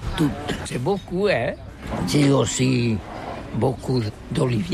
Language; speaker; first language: French; non-native, learner; Catalan